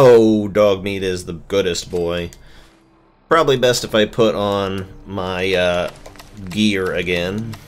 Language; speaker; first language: English; native; English